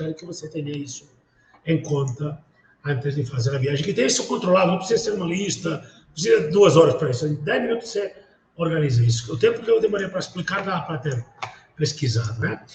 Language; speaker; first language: Portuguese; non-native, fluent; Spanish